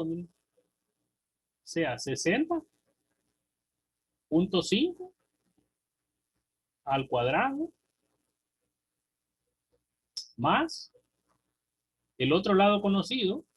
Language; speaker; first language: Spanish; native; Spanish